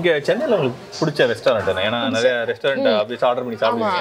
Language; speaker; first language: Tamil; native; Tamil